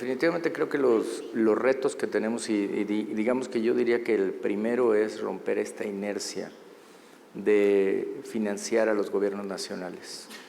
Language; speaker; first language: Spanish; native; Spanish